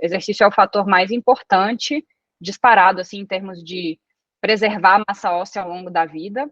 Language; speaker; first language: Portuguese; early bilingual, other home language; Italian